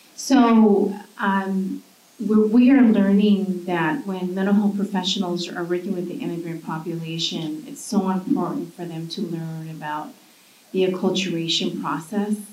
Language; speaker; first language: English; early bilingual, other home language; Spanish